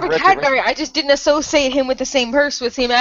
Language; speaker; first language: English; native; English